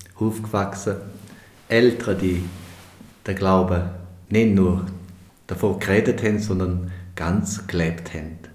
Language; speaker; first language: German; non-native, local second language; Romansh